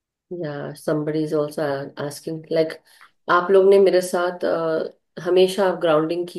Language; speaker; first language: Hindi; native; Hindi